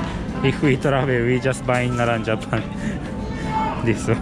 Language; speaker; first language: English; non-native, learner; Japanese